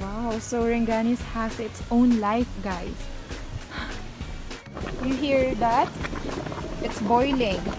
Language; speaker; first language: English; non-native, local second language; Filipino